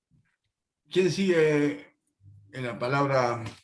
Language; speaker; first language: Spanish; native; Spanish